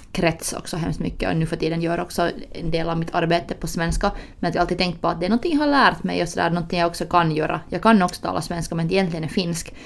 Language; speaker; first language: Swedish; early bilingual, other home language; Finnish